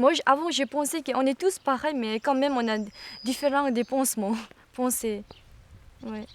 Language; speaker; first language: French; non-native, learner; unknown